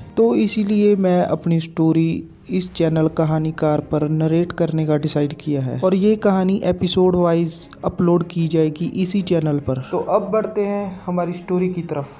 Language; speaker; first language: Hindi; non-native, local second language; Punjabi